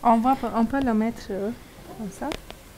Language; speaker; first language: French; non-native, learner; Hindi